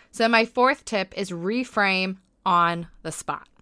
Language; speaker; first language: English; native; English